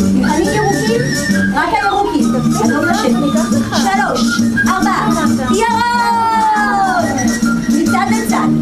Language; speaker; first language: Hebrew; native; Hebrew